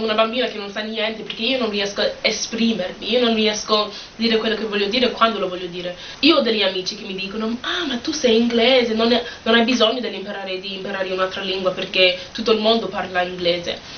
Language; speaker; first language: Italian; non-native, fluent; English